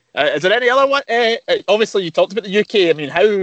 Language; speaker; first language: English; native; English